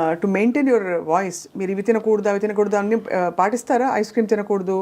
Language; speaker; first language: Telugu; native; Telugu